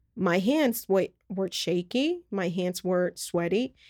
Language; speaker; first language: English; early bilingual, other home language; Spanish